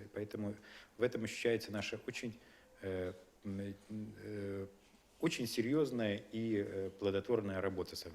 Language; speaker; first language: Russian; native; Russian